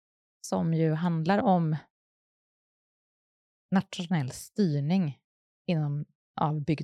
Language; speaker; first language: Swedish; native; Swedish